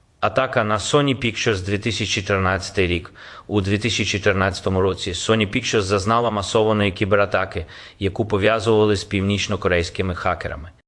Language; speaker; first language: Ukrainian; native; Ukrainian